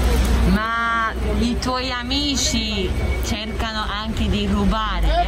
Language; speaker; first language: Italian; non-native, fluent; Japanese